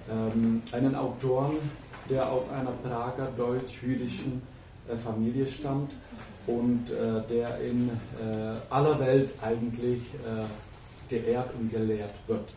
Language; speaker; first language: German; early bilingual, heritage; German